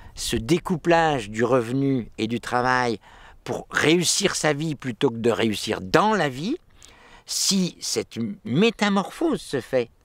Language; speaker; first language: French; native; French